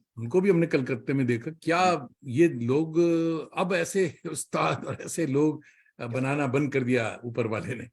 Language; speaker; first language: Urdu; native; Urdu